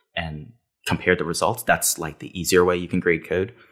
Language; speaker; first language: English; native; English